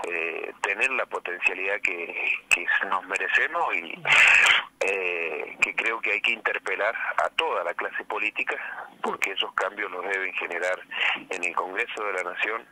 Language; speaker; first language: Spanish; native; Spanish